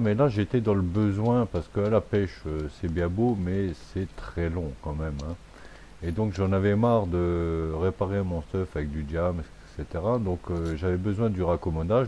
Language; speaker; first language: French; native; French